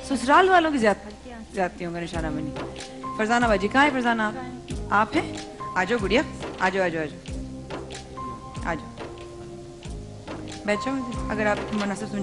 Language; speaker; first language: Urdu; native; Urdu